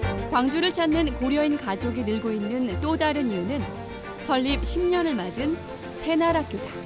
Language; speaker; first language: Korean; native; Korean